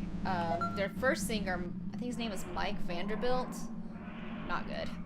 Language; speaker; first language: English; native; English